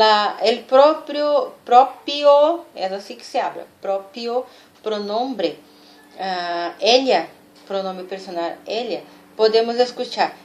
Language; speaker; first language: Spanish; non-native, fluent; Portuguese